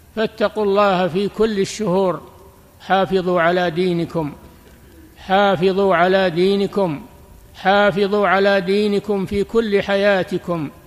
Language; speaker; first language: Arabic; native; Arabic